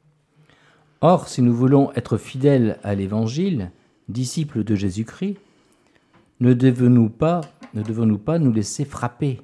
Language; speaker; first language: French; native; French